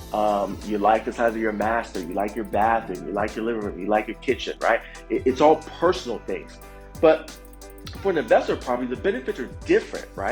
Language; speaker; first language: English; native; English